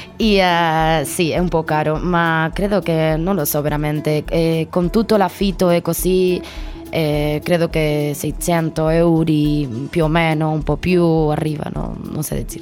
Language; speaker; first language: Italian; non-native, learner; Spanish